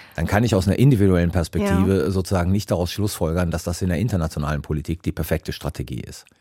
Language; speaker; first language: German; native; German